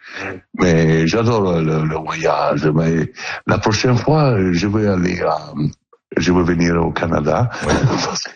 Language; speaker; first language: French; non-native, learner; Italian